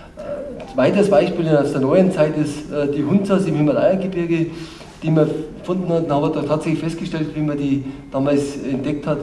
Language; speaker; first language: German; native; German